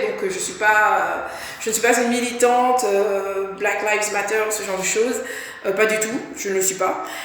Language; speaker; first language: French; native; French